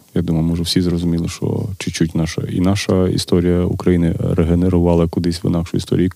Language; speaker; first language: Ukrainian; non-native, local second language; Russian